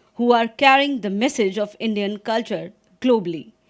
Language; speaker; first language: English; non-native, local second language; Hindi